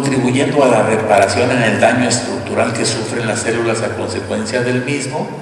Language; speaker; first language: Spanish; native; Spanish